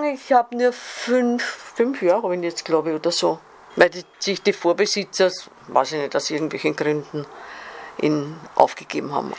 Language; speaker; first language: German; native; German